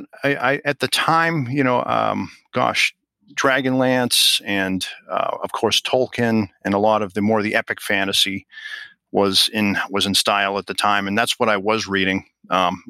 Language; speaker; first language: English; native; English